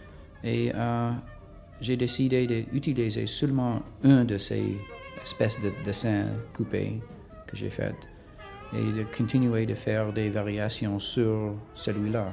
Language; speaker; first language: French; non-native, fluent; English